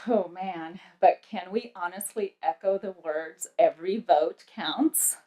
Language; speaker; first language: English; early bilingual, other home language; Punjabi